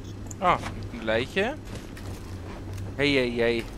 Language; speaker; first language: German; native; German